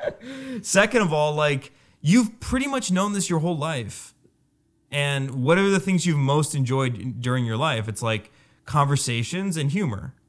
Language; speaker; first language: English; native; English